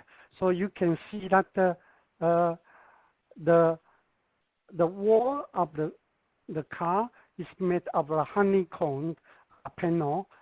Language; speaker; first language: English; non-native, fluent; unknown